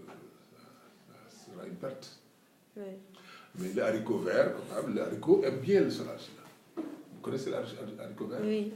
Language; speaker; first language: French; non-native, local second language; Wolof